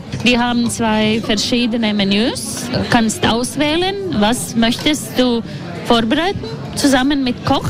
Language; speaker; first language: German; non-native, learner; Latvian